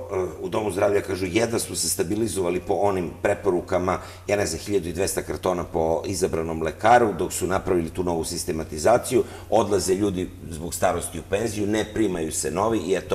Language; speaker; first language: Serbian; native; Serbian